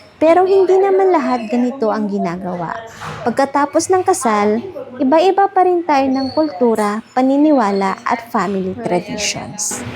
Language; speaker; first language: Filipino; native; Filipino